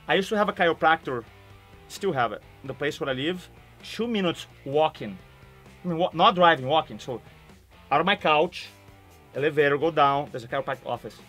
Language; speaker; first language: English; non-native, fluent; Portuguese